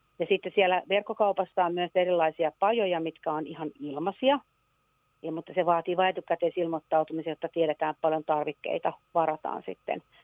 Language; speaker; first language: Finnish; native; Finnish